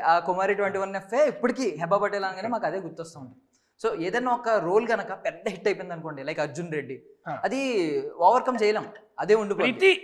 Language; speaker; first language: Telugu; native; Telugu